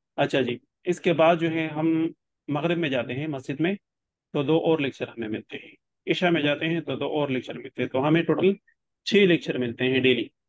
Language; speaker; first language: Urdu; non-native, local second language; Pashto